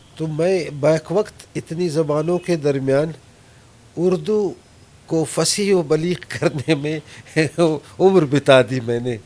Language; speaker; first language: Urdu; non-native, local second language; Brahui